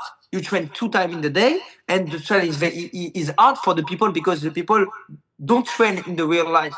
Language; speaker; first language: English; non-native, learner; French